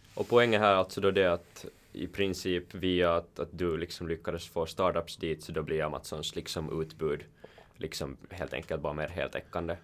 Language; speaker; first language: Swedish; native; Swedish